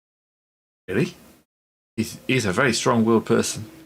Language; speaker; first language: English; native; English